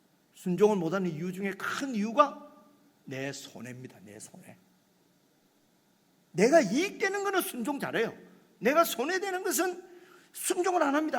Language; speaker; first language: Korean; native; Korean